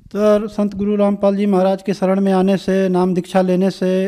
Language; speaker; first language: Hindi; native; Hindi